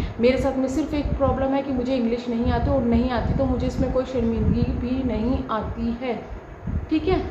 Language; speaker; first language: Hindi; native; Hindi